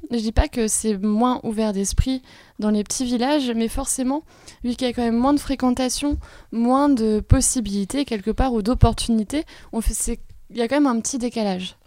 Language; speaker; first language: French; native; French